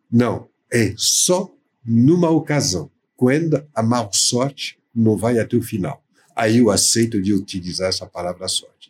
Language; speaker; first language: Portuguese; non-native, fluent; French